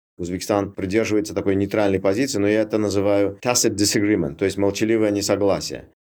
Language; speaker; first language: Russian; non-native, local second language; Uzbek